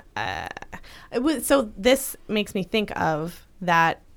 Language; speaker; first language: English; native; English